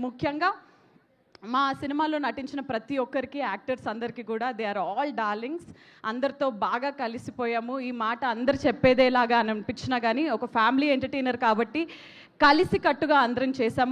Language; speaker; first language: Telugu; native; Telugu